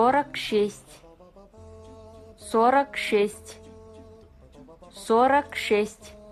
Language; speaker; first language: Russian; non-native, fluent; Kazakh